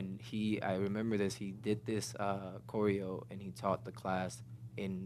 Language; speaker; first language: English; non-native, fluent; Spanish